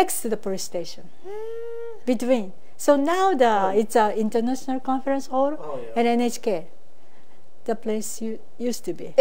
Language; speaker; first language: English; non-native, fluent; Japanese